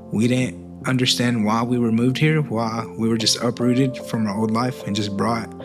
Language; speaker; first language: English; early bilingual, other home language; Spanish